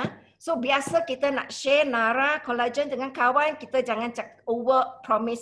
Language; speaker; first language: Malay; non-native, local second language; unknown